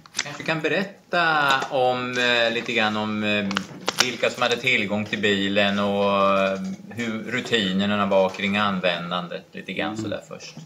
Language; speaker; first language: Swedish; native; Swedish